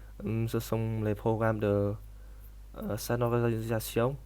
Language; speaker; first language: French; non-native, learner; Vietnamese